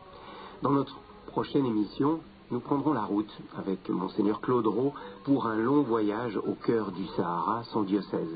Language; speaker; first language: French; native; French